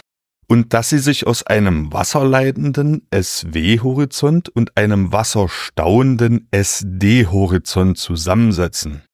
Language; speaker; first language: German; native; German